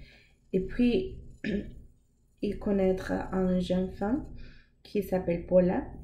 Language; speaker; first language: French; non-native, learner; English